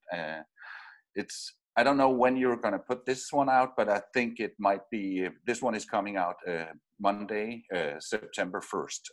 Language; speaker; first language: English; non-native, fluent; Danish